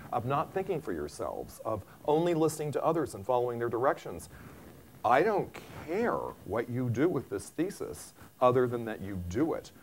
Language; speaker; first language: English; native; English